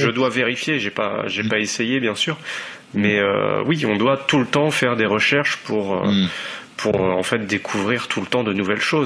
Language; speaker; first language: French; native; French